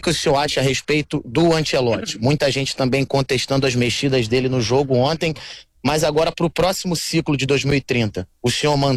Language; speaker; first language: Portuguese; native; Portuguese